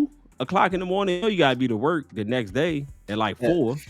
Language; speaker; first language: English; native; English